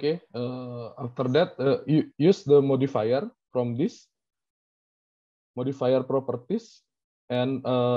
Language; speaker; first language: English; non-native, learner; Indonesian